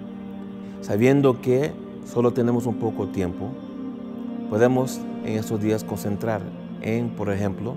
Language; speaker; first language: Spanish; non-native, fluent; English